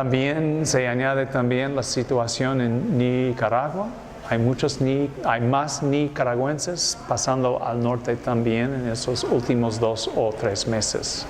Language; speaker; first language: Spanish; non-native, fluent; English